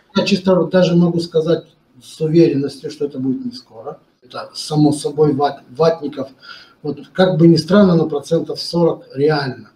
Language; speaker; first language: Russian; non-native, local second language; Romanian